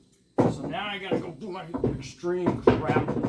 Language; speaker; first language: English; native; English